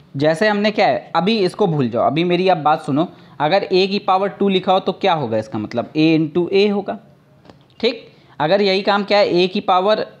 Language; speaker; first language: Hindi; native; Hindi